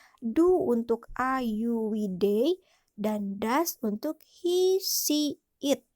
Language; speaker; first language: English; non-native, learner; Indonesian